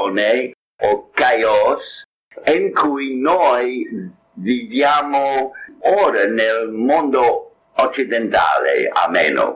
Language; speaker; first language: Italian; non-native, fluent; English